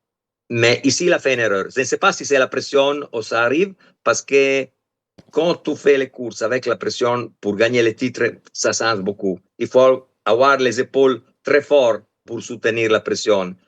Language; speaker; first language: French; non-native, fluent; Italian